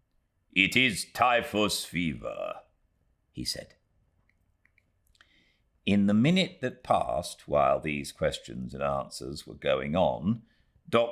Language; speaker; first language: English; native; English